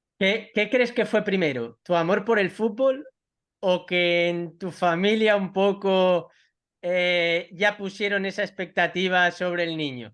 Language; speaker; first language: Spanish; native; Spanish